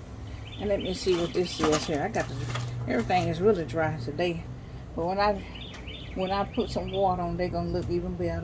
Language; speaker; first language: English; native; English